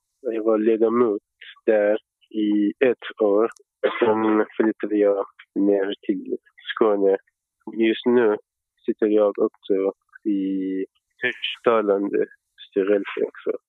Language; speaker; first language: Swedish; non-native, fluent; Persian